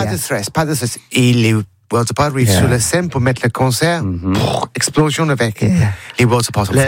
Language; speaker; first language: French; non-native, learner; English